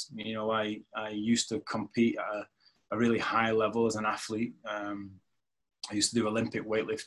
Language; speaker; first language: English; native; English